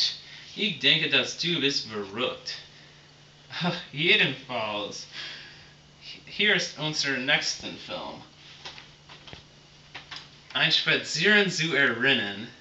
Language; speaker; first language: German; non-native, learner; English